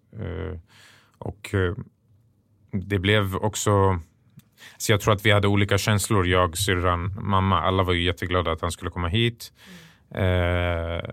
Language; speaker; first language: Swedish; early bilingual, other home language; Persian